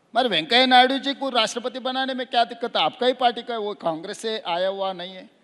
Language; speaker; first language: Hindi; non-native, local second language; Telugu